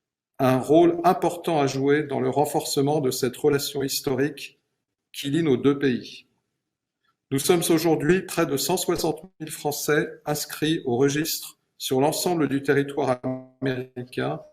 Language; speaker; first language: French; native; French